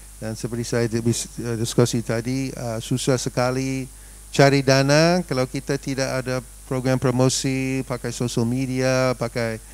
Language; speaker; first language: Indonesian; non-native, fluent; English